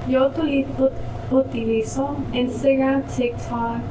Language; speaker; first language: Spanish; early bilingual, other home language; English